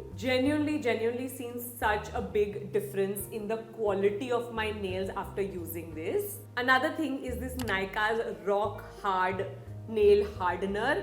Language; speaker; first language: English; non-native, local second language; Hindi